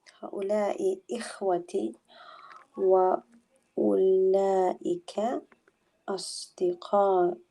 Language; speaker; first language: Arabic; non-native, learner; English